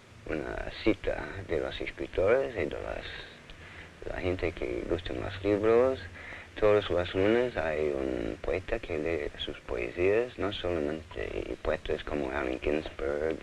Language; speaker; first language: Spanish; non-native, fluent; English